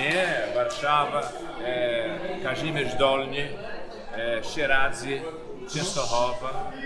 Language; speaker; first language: Polish; non-native, learner; Portuguese